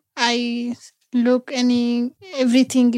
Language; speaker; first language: English; non-native, learner; Oromo